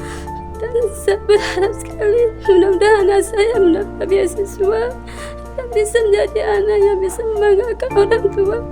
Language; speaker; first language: Indonesian; non-native, local second language; Achinese